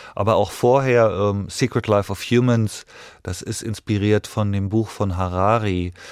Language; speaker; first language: German; native; German